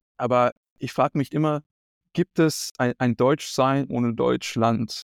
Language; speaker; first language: German; native; German